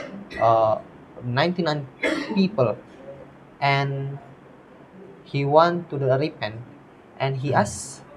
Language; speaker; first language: English; non-native, learner; Indonesian